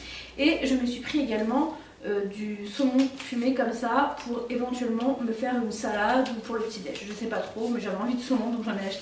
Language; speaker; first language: French; native; French